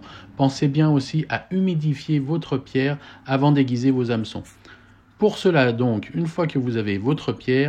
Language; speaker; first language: French; native; French